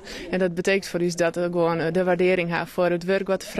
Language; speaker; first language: Dutch; non-native, local second language; Western Frisian